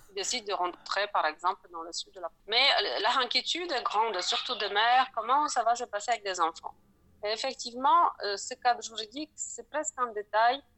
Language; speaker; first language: French; non-native, fluent; Polish